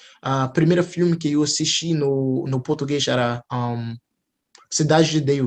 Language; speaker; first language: Portuguese; non-native, fluent; English